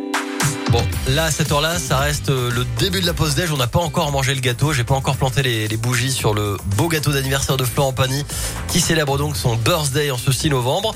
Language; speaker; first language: French; native; French